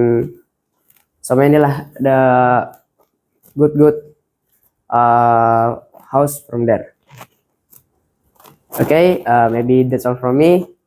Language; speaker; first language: English; non-native, learner; Indonesian